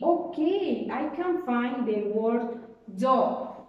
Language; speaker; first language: English; non-native, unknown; Spanish